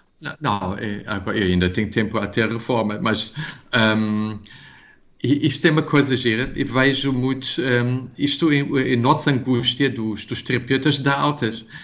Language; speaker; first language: Portuguese; non-native, fluent; German